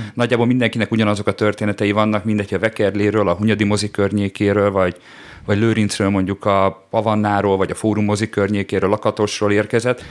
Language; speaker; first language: Hungarian; native; Hungarian